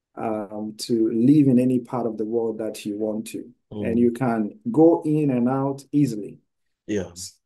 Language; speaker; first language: English; non-native, local second language; Akan